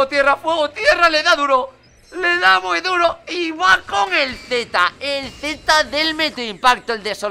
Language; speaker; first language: Spanish; native; Spanish